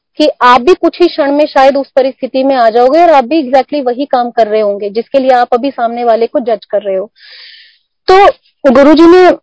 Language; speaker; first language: Hindi; non-native, local second language; Punjabi